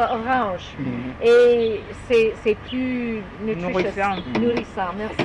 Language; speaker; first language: French; non-native, learner; English